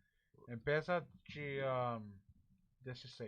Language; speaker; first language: Spanish; non-native, learner; English